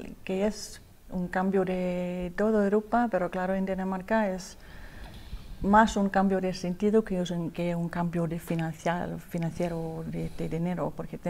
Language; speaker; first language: Spanish; non-native, learner; Danish